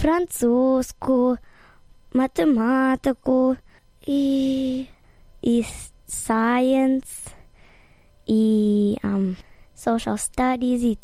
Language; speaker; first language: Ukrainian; early bilingual, heritage; Ukrainian